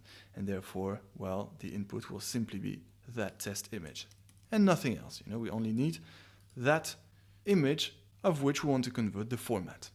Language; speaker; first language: English; non-native, fluent; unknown